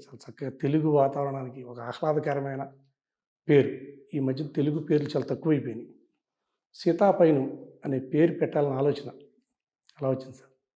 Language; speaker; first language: Telugu; native; Telugu